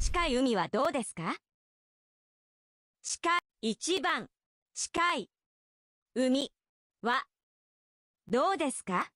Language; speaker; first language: Japanese; non-native, learner; English